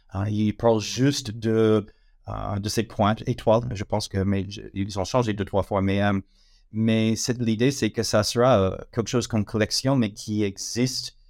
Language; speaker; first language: French; non-native, fluent; English